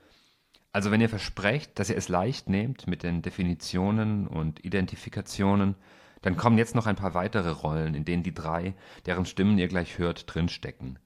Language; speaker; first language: German; native; German